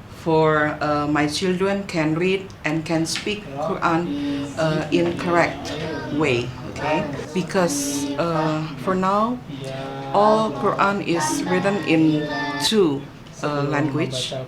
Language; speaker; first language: English; non-native, learner; Indonesian